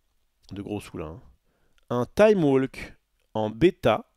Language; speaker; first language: French; native; French